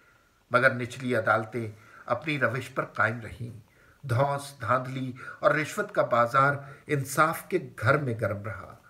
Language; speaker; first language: Urdu; native; Urdu